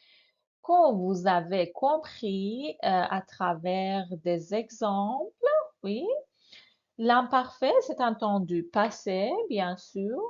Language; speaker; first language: French; non-native, fluent; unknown